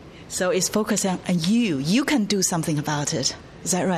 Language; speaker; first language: English; non-native, fluent; Chinese